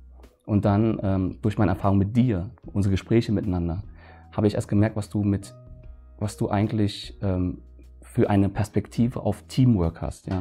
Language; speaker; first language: German; early bilingual, other home language; Vietnamese